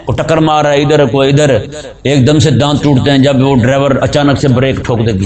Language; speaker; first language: Urdu; non-native, local second language; Punjabi